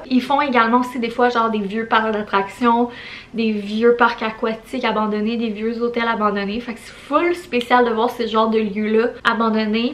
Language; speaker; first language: French; native; French